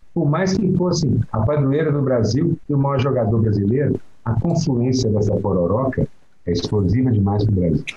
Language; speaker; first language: Portuguese; native; Portuguese